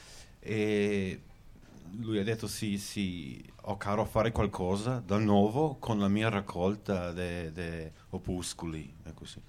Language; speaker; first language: Italian; early bilingual, heritage; Venetian